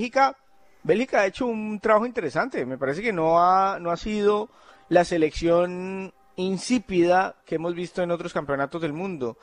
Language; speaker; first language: Spanish; native; Spanish